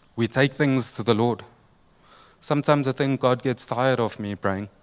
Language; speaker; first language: English; native; English